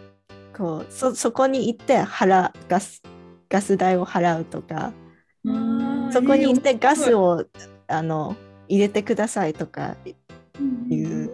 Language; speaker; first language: Japanese; early bilingual, heritage; Japanese